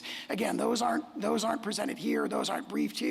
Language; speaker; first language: English; native; English